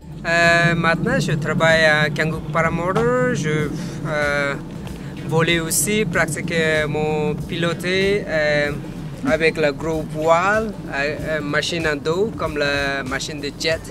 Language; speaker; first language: French; non-native, learner; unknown